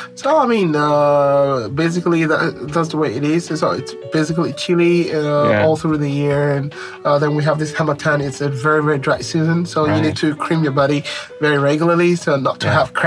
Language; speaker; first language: English; non-native, local second language; Yoruba